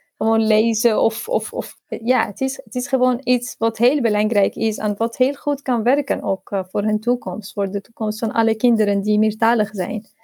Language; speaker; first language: Dutch; non-native, fluent; Arabic